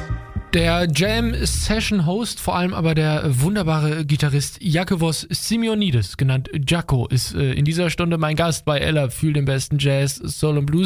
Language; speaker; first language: German; native; German